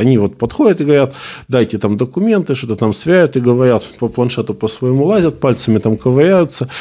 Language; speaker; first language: Russian; native; Russian